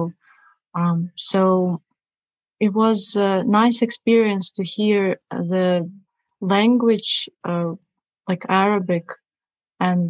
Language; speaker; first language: English; non-native, fluent; Russian